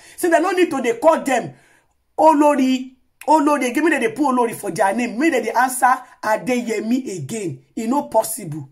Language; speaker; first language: Nigerian Pidgin; non-native, local second language; Yoruba